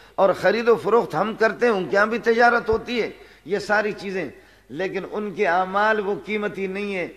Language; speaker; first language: Urdu; non-native, local second language; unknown